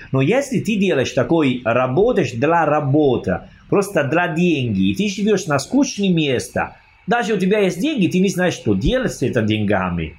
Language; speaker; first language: Russian; non-native, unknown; Italian